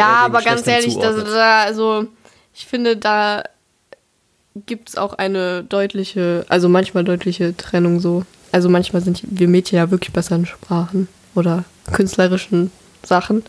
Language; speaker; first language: German; native; German